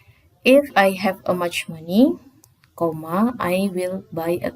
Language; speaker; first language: English; non-native, fluent; Indonesian